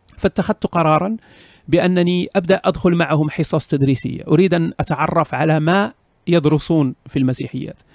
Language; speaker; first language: Arabic; native; Arabic